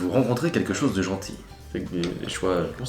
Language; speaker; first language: French; native; French